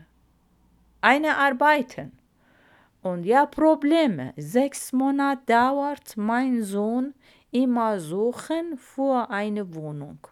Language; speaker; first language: German; non-native, learner; Arabic